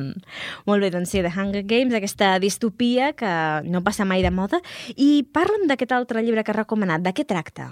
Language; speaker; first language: Catalan; native; Catalan